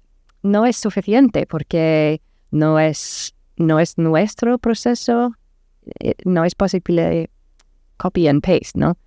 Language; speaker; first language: Spanish; non-native, learner; English